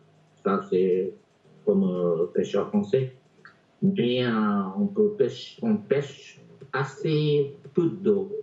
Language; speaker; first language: French; non-native, fluent; Japanese